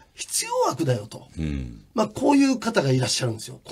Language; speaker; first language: Japanese; native; Japanese